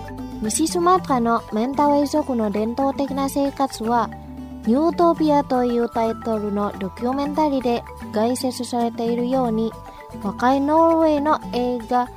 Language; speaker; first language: Japanese; non-native, fluent; Indonesian